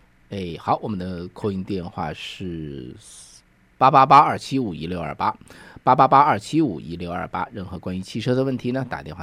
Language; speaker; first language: Chinese; native; Chinese